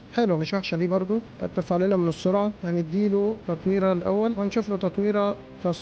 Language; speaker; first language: Arabic; native; Arabic